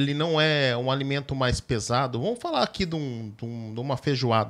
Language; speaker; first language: Portuguese; native; Portuguese